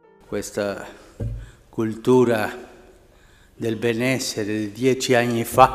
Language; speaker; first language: Italian; early bilingual, heritage; Spanish